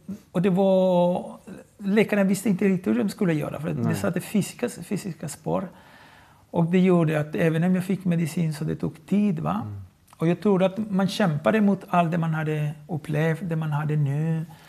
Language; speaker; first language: Swedish; non-native, fluent; Spanish